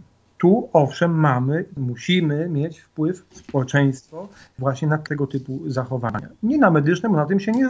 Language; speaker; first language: Polish; native; Polish